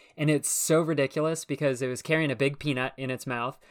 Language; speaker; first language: English; native; English